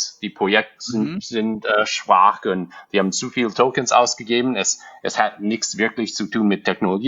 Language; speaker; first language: German; non-native, fluent; English